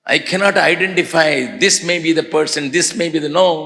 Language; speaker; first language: English; non-native, local second language; Tamil